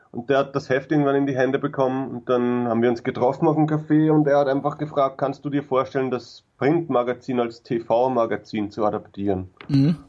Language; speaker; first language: German; native; German